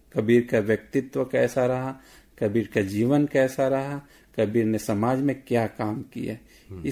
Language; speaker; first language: Hindi; native; Hindi